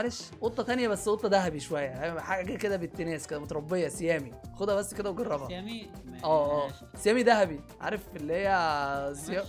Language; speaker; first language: Arabic; native; Arabic